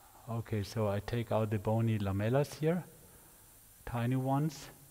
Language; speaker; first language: English; non-native, fluent; German